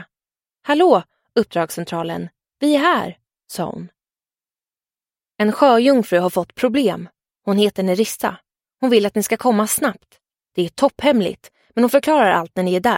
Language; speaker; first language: Swedish; native; Swedish